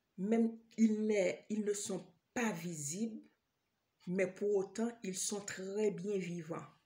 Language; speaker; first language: French; non-native, local second language; Haitian Creole